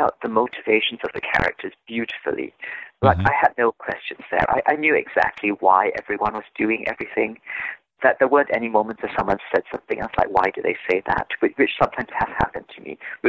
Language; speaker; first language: English; native; English